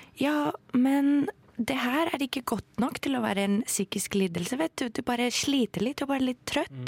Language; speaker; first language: Norwegian; non-native, fluent; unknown